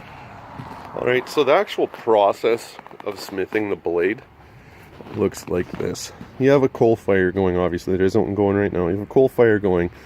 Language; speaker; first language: English; native; English